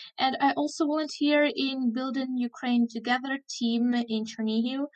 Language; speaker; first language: English; non-native, fluent; Ukrainian